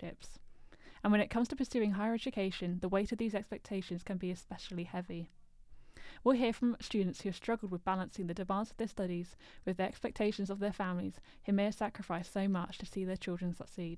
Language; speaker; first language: English; native; English